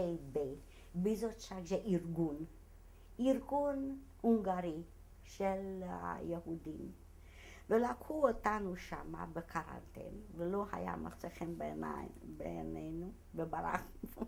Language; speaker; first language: Hebrew; non-native, fluent; Hungarian